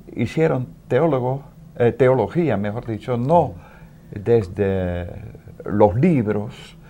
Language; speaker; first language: Spanish; non-native, fluent; Dutch